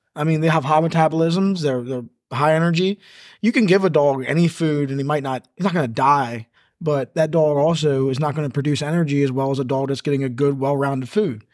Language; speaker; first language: English; native; English